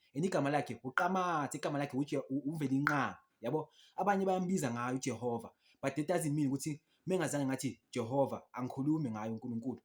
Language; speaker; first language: Zulu; non-native, local second language; Xhosa